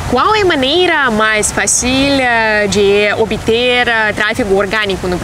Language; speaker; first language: Portuguese; non-native, learner; Russian